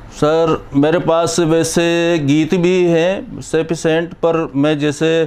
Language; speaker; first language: Hindi; native; Hindi